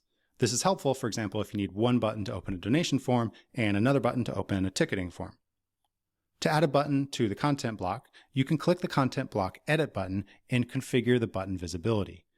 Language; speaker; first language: English; native; English